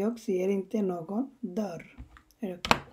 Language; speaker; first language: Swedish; non-native, fluent; Bangla